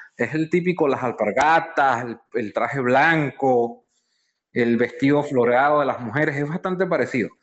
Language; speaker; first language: Spanish; native; Spanish